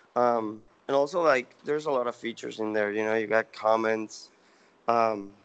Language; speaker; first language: English; non-native, fluent; Spanish